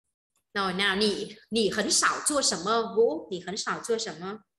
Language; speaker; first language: Vietnamese; native; Vietnamese